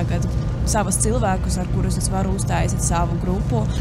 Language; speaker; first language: Latvian; non-native, local second language; Russian